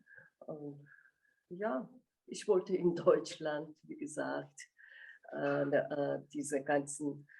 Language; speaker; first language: German; non-native, fluent; Korean